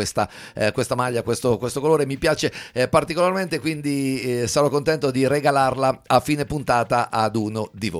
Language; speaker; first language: Italian; native; Italian